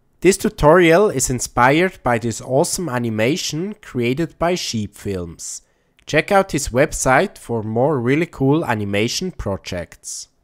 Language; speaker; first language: English; non-native, fluent; German